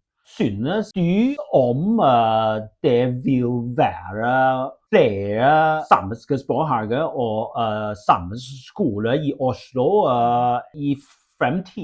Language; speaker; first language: Norwegian; non-native, learner; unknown